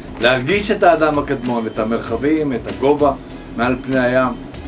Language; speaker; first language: Hebrew; native; Hebrew